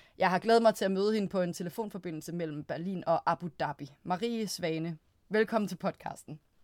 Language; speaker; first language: Danish; native; Danish